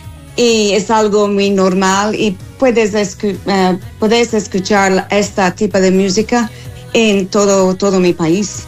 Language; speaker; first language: Spanish; non-native, fluent; English